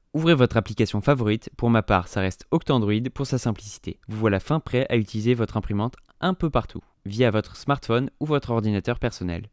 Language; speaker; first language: French; native; French